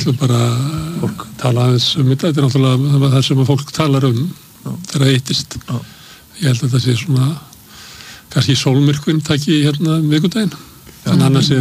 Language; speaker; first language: Icelandic; native; Icelandic